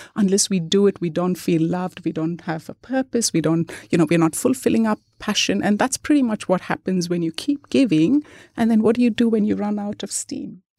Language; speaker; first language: English; non-native, local second language; Malayalam